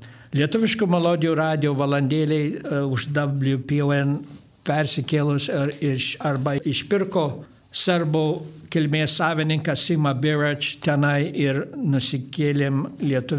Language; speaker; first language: Lithuanian; early bilingual, heritage; Lithuanian